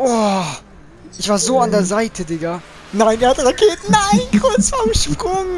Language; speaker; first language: German; native; German